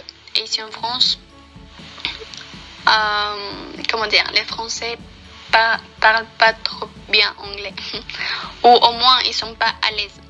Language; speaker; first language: French; non-native, fluent; Spanish